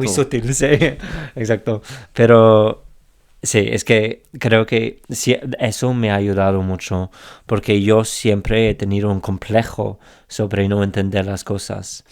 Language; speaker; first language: Spanish; non-native, fluent; English